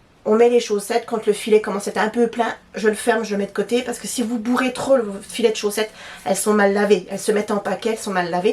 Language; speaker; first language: French; native; French